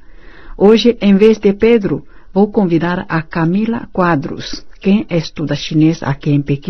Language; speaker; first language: Portuguese; non-native, fluent; Chinese